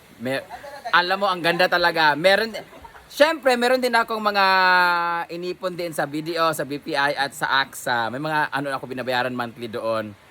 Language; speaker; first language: Filipino; non-native, local second language; Cebuano